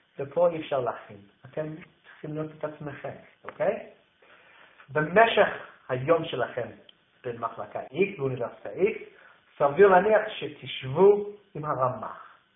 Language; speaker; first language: Hebrew; non-native, fluent; English